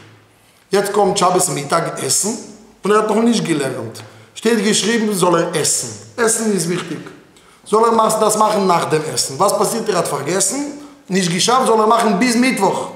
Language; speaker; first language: German; non-native, fluent; Hebrew